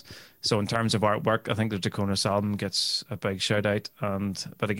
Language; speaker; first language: English; native; English